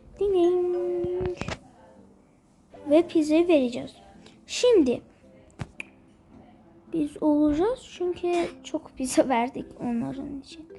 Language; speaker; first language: Turkish; early bilingual, heritage; Turkish